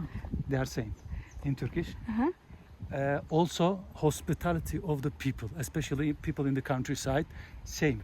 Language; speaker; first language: English; non-native, fluent; Turkish